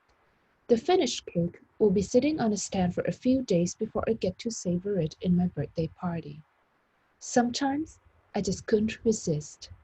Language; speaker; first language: English; non-native, fluent; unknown